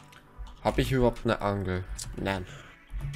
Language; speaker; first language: German; native; German